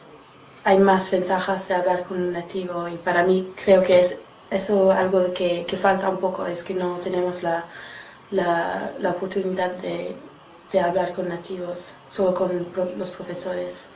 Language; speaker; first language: Spanish; non-native, learner; English